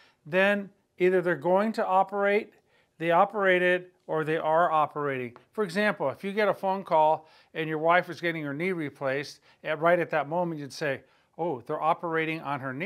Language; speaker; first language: English; native; English